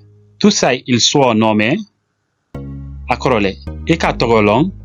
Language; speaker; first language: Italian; non-native, local second language; Mandingo